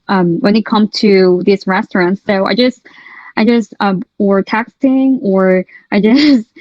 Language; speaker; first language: English; non-native, fluent; Korean